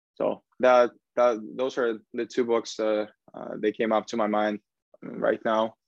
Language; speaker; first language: English; non-native, fluent; Russian